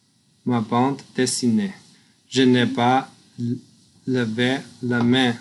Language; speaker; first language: French; non-native, learner; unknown